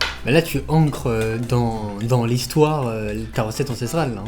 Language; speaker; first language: French; native; French